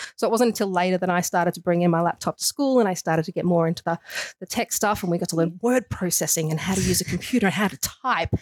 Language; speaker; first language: English; native; English